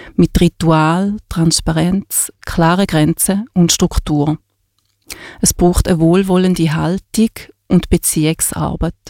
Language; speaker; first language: German; native; German